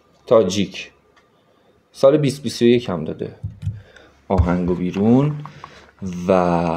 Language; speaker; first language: Persian; native; Persian